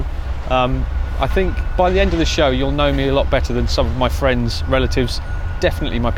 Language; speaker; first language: English; native; English